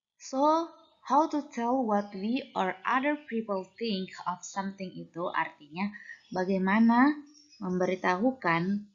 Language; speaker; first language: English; non-native, fluent; Indonesian